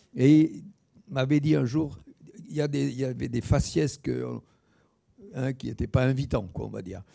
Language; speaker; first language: French; native; French